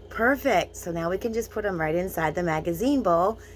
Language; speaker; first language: English; native; English